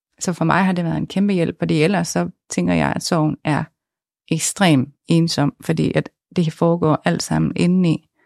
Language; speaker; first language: Danish; native; Danish